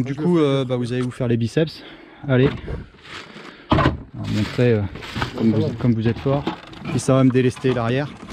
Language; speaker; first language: French; native; French